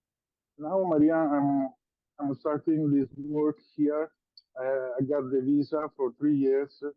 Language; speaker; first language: English; non-native, learner; Italian